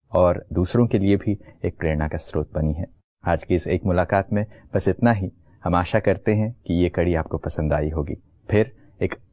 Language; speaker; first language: Hindi; native; Hindi